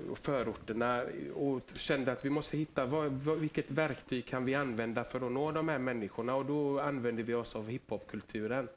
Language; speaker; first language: Swedish; early bilingual, other home language; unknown